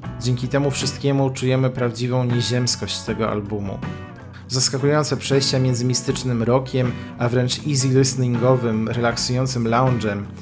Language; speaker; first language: Polish; native; Polish